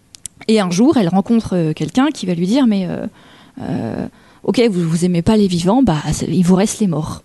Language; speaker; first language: French; native; French